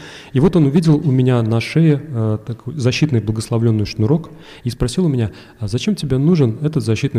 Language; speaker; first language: Russian; native; Russian